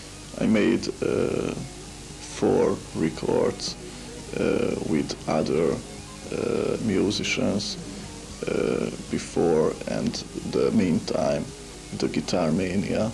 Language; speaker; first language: English; non-native, learner; Hungarian